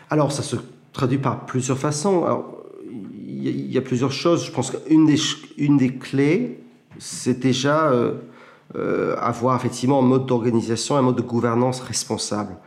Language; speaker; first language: French; early bilingual, heritage; French